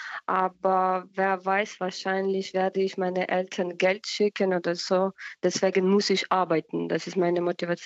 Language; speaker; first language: German; non-native, fluent; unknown